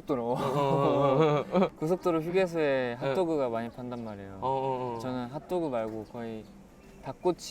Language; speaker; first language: Korean; native; Korean